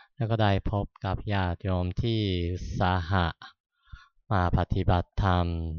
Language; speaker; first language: Thai; non-native, fluent; Japanese